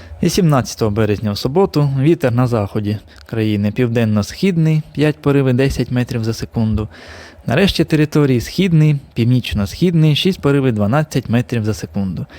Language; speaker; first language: Ukrainian; native; Ukrainian